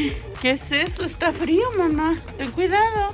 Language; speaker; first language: Spanish; native; Spanish